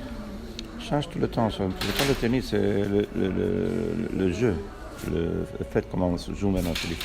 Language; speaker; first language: French; non-native, fluent; Romanian